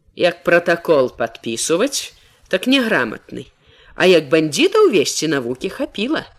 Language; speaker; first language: Belarusian; native; Belarusian